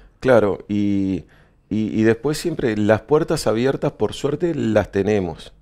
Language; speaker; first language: Spanish; native; Spanish